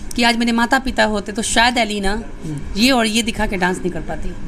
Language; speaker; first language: Hindi; native; Hindi